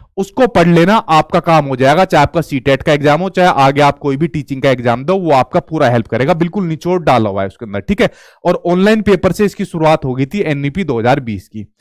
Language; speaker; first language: Hindi; native; Hindi